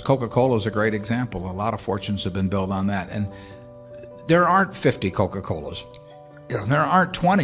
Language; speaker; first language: English; native; English